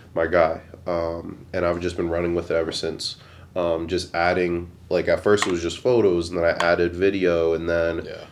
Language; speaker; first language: English; native; English